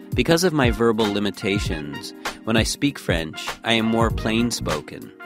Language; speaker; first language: English; native; English